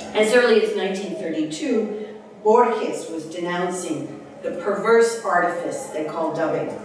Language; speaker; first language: English; native; English